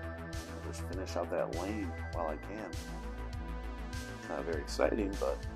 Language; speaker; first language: English; native; English